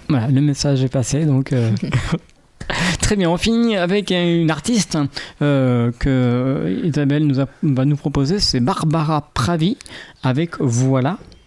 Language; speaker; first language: French; native; French